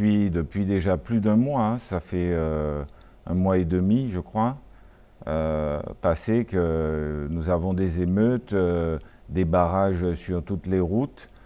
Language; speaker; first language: French; native; French